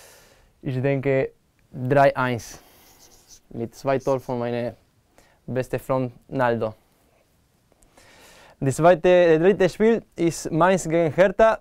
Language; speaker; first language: German; non-native, learner; Spanish